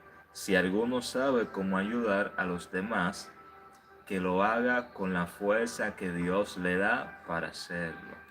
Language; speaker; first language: Spanish; native; Spanish